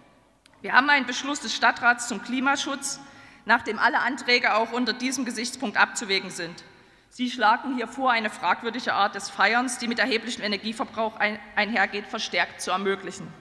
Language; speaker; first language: German; native; German